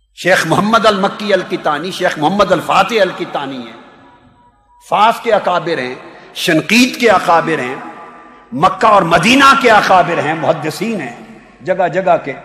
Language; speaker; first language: Urdu; native; Urdu